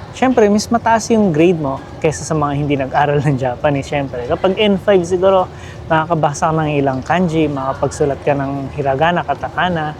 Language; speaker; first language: Filipino; native; Filipino